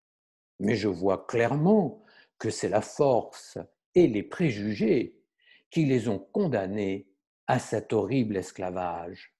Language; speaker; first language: French; native; French